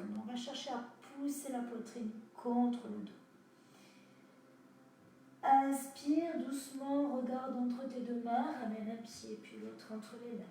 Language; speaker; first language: French; native; French